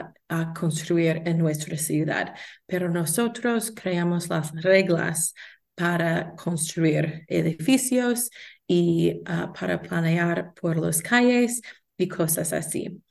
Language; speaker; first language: Spanish; non-native, learner; English